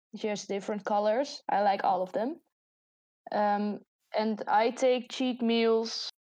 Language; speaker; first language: English; non-native, fluent; Dutch